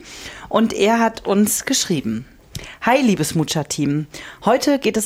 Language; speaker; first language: German; native; German